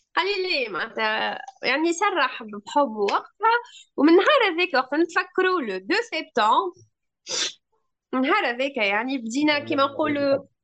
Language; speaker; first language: Arabic; native; Arabic